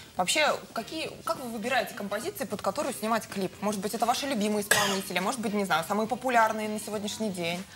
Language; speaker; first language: Russian; native; Russian